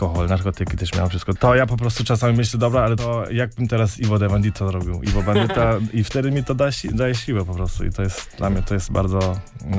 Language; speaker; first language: Polish; non-native, fluent; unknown